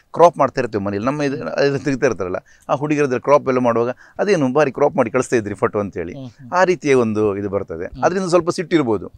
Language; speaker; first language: Kannada; native; Kannada